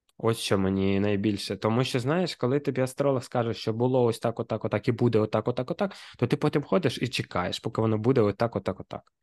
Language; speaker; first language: Ukrainian; non-native, local second language; Russian